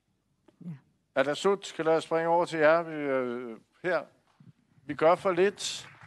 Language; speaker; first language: Danish; native; Danish